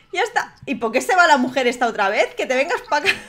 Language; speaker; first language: Spanish; native; Spanish